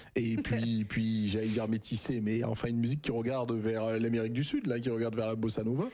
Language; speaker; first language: French; native; French